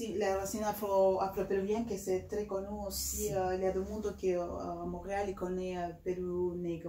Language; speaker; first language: French; non-native, fluent; Spanish